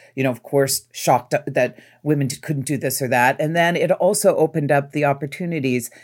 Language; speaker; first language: English; native; English